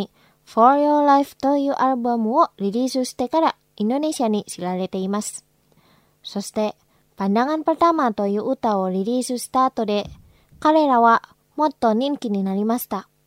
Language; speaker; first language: Japanese; non-native, fluent; Indonesian